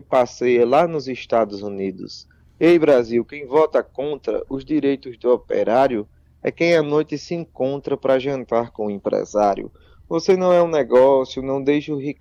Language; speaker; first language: Portuguese; native; Portuguese